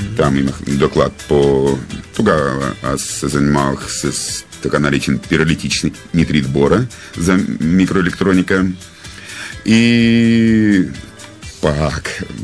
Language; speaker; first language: Bulgarian; non-native, learner; Russian